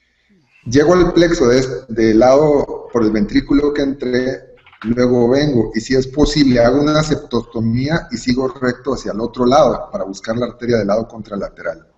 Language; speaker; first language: Spanish; native; Spanish